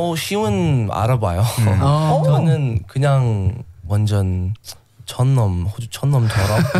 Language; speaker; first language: Korean; non-native, learner; English